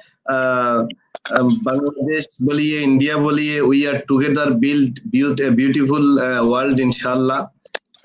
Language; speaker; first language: Hindi; non-native, fluent; Bangla